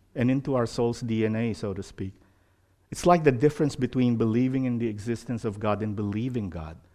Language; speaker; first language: English; non-native, local second language; Filipino